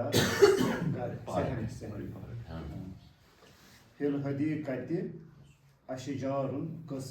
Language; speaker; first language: Arabic; non-native, learner; Urdu